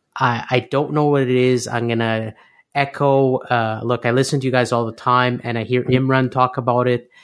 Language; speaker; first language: English; native; English